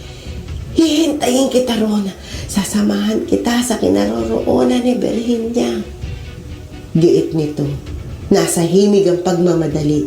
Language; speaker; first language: Filipino; native; Filipino